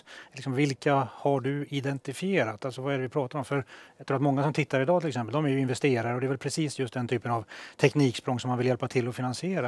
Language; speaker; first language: Swedish; native; Swedish